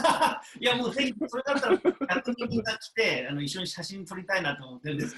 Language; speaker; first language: Japanese; native; Japanese